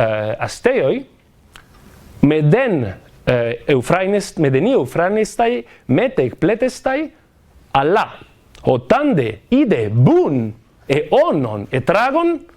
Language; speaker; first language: Greek; non-native, fluent; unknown